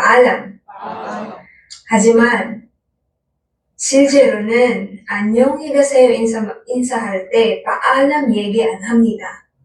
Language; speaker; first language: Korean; non-native, local second language; Filipino